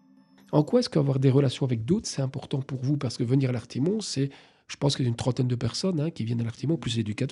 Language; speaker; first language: French; native; French